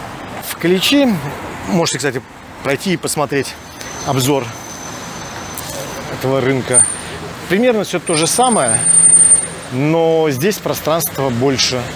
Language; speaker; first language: Russian; native; Russian